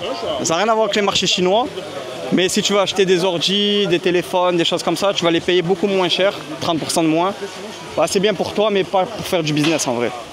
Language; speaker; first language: French; native; French